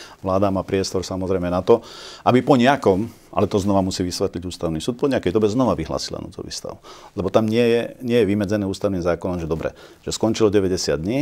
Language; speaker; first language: Slovak; native; Slovak